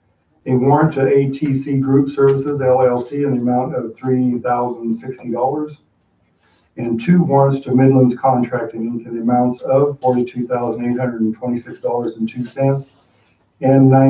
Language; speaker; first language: English; native; English